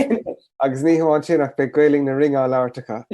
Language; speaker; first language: Irish; native; Irish